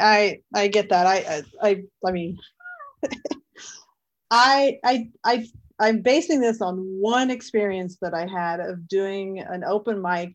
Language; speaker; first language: English; native; English